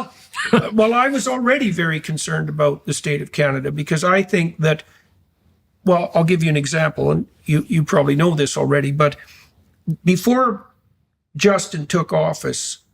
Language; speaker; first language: English; native; English